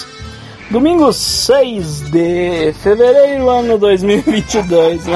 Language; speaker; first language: Portuguese; native; Portuguese